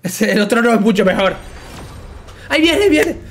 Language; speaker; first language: Spanish; native; Spanish